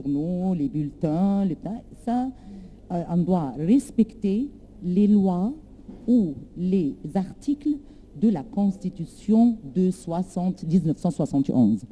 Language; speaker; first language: French; non-native, learner; Arabic